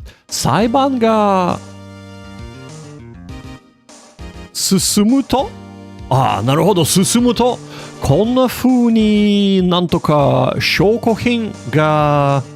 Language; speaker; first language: Japanese; non-native, learner; English